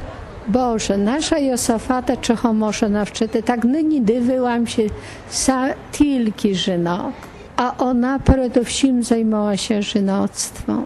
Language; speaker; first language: Polish; non-native, learner; Ukrainian